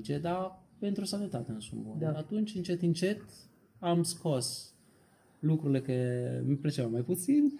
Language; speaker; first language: Romanian; non-native, learner; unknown